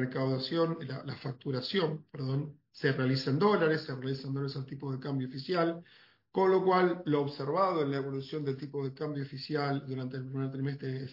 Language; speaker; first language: Spanish; native; Spanish